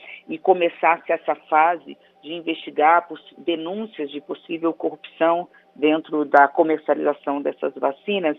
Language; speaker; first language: Portuguese; native; Portuguese